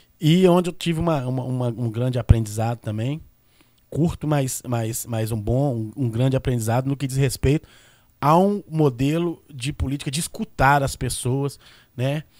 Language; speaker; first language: Portuguese; native; Portuguese